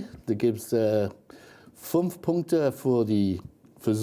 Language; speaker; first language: German; non-native, fluent; English